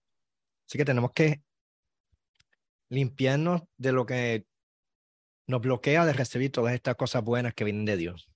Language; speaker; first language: Spanish; native; Spanish